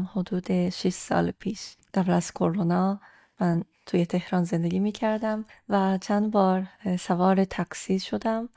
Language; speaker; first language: Persian; non-native, fluent; Japanese